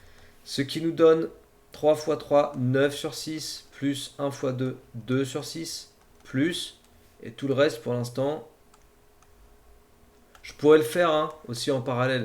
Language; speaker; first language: French; native; French